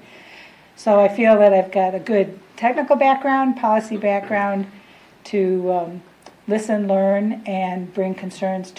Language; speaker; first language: English; native; English